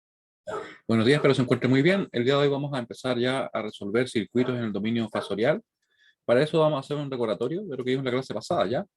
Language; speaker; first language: Spanish; native; Spanish